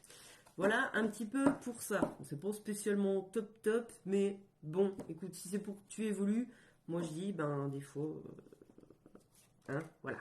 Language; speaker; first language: French; native; French